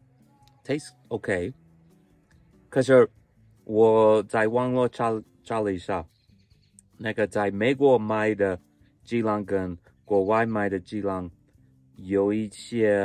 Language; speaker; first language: Chinese; non-native, fluent; English